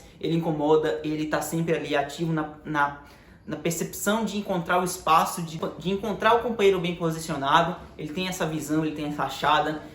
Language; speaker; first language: Portuguese; native; Portuguese